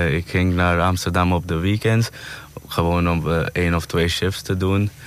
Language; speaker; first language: Dutch; non-native, fluent; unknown